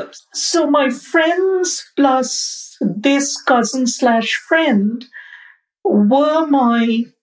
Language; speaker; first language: English; non-native, local second language; Bangla